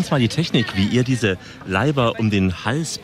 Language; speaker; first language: German; native; German